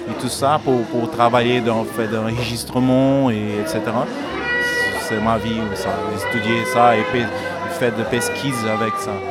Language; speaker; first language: French; non-native, learner; Portuguese